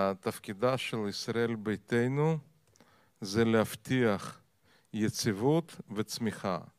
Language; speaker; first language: Hebrew; non-native, fluent; Russian